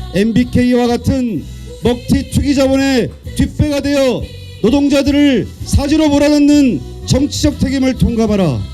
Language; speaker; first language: Korean; native; Korean